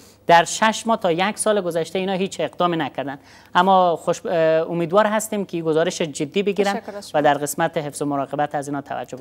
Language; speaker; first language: Persian; native; Persian